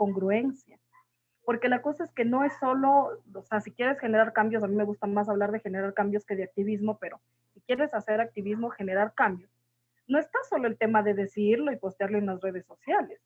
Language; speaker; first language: Spanish; native; Spanish